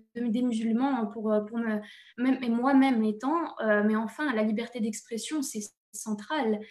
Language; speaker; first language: French; native; French